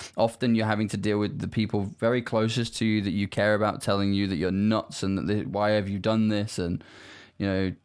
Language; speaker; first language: English; native; English